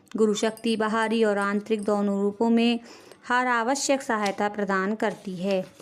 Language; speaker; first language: Hindi; native; Hindi